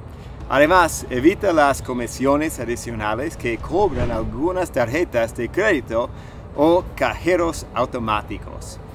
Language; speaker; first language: Spanish; non-native, fluent; English